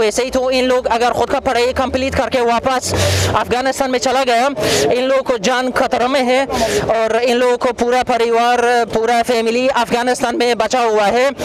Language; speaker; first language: Hindi; non-native, fluent; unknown